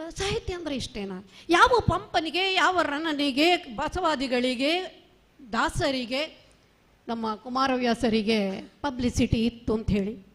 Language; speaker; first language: Kannada; non-native, local second language; Marathi